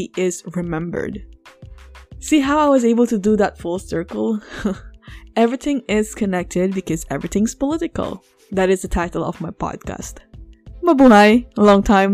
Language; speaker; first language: English; non-native, local second language; Filipino